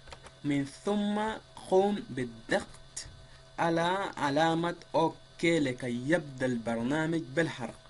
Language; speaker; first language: Arabic; native; Arabic